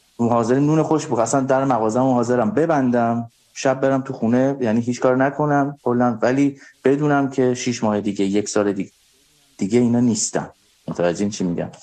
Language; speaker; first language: Persian; native; Persian